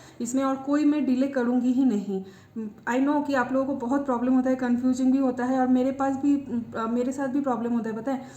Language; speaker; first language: Hindi; non-native, local second language; Bangla